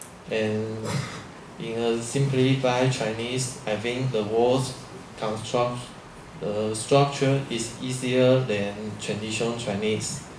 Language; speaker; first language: English; non-native, learner; Chinese